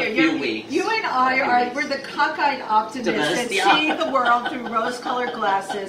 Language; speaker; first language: English; native; English